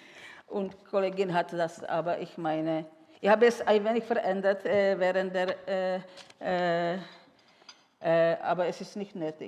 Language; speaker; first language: German; non-native, fluent; Czech